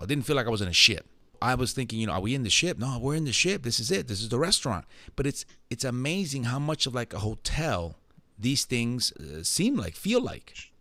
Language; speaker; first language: English; early bilingual, other home language; Spanish